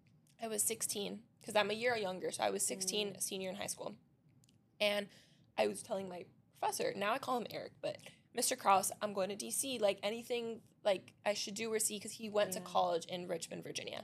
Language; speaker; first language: English; early bilingual, other home language; Spanish